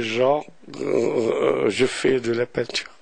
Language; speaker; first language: French; non-native, local second language; Arabic